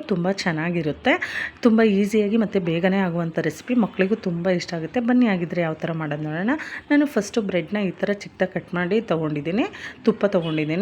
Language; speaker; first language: Kannada; native; Kannada